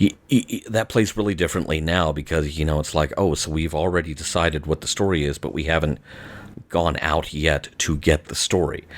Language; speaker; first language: English; native; English